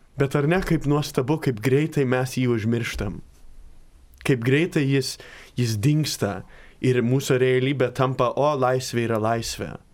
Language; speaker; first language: Lithuanian; early bilingual, heritage; Lithuanian